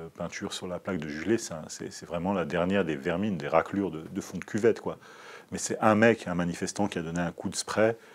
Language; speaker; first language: French; native; French